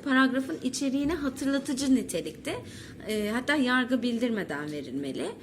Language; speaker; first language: Turkish; native; Turkish